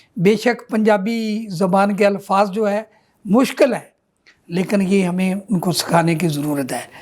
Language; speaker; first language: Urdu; non-native, local second language; Punjabi